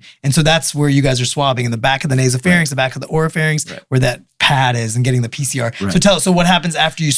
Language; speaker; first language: English; native; English